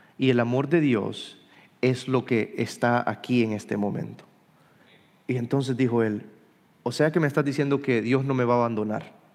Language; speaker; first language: Spanish; early bilingual, heritage; Spanish